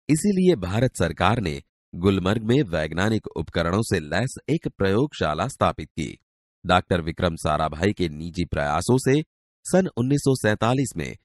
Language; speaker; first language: Hindi; non-native, local second language; Gujarati